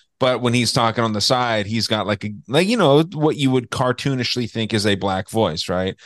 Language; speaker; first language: English; native; English